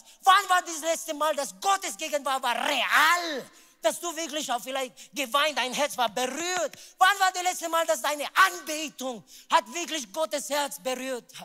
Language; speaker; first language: German; non-native, learner; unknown